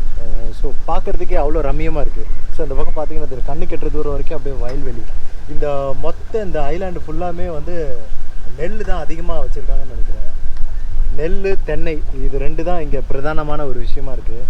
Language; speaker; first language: Tamil; native; Tamil